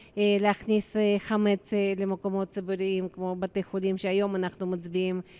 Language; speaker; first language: Hebrew; non-native, fluent; Russian